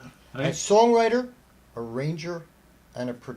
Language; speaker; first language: English; native; English